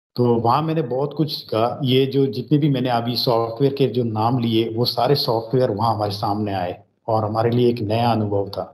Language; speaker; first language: Hindi; native; Hindi